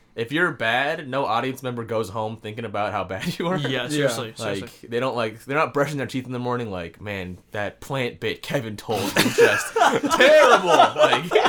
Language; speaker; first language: English; native; English